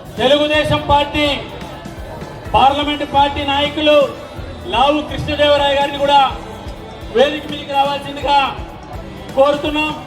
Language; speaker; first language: Telugu; native; Telugu